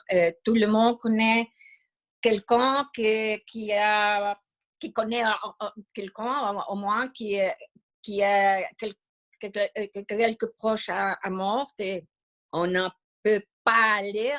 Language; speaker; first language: French; non-native, fluent; Spanish